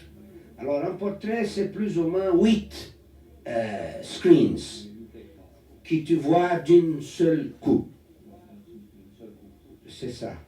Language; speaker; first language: French; non-native, learner; Portuguese